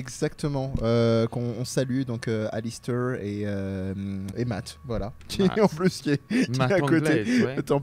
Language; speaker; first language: French; native; French